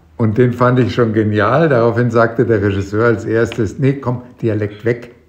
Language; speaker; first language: German; native; German